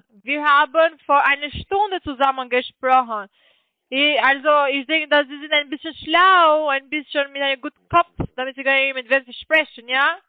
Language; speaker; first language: German; non-native, learner; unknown